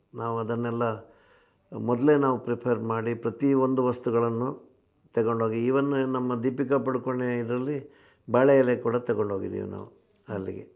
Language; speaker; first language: Kannada; non-native, local second language; Konkani